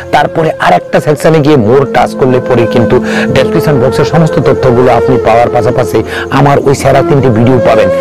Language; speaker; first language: Bangla; non-native, local second language; Kok Borok